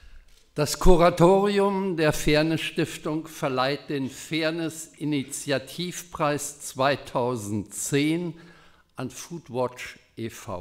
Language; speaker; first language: German; native; German